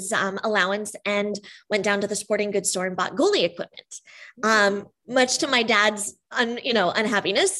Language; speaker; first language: English; native; English